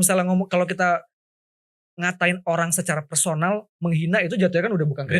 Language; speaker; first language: Indonesian; native; Indonesian